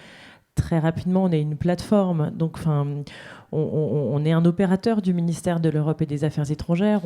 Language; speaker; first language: French; native; French